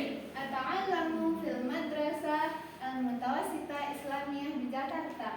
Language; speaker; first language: Arabic; non-native, learner; Indonesian